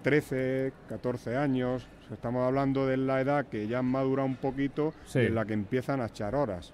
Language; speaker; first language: Spanish; native; Spanish